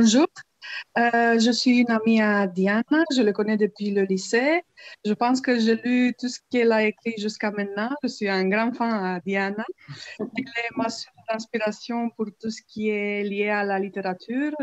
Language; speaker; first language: French; non-native, learner; Romanian